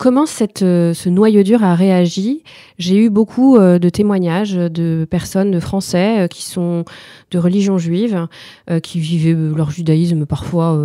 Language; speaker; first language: French; native; French